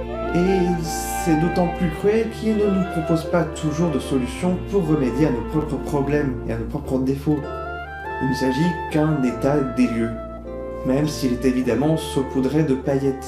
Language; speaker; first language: French; native; French